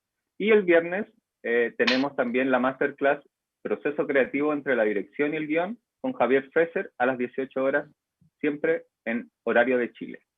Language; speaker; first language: Spanish; native; Spanish